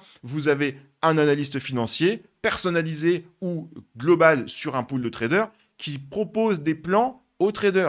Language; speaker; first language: French; native; French